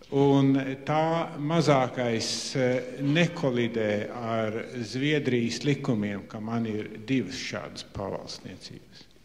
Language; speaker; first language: Latvian; early bilingual, heritage; Latvian